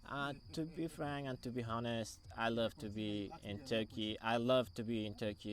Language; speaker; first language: English; non-native, fluent; Persian